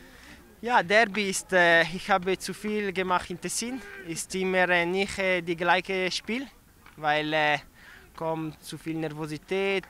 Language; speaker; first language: German; non-native, local second language; Italian